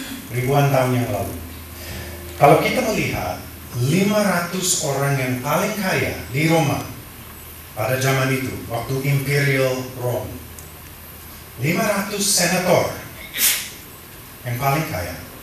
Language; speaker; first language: Indonesian; non-native, fluent; English